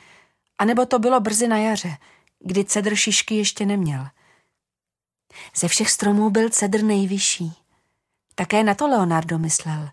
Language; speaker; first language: Czech; native; Czech